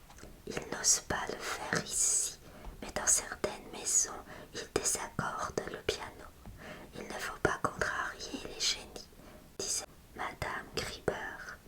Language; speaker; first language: French; native; French